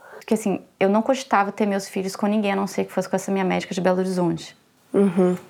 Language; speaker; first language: Portuguese; native; Portuguese